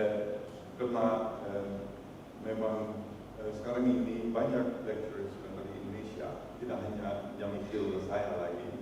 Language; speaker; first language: Indonesian; non-native, fluent; Dutch